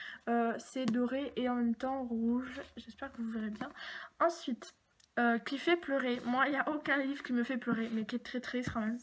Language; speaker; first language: French; native; French